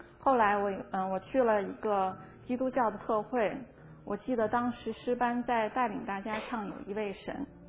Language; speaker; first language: Chinese; native; Chinese